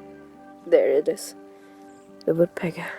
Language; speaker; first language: English; non-native, learner; German